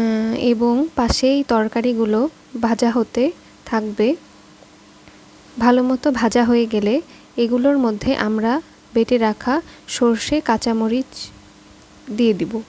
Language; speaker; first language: Bangla; native; Bangla